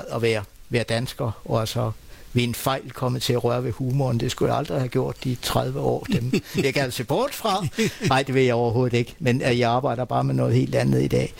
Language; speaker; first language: Danish; native; Danish